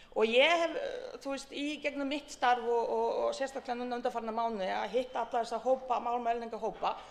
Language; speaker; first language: Icelandic; non-native, fluent; Bosnian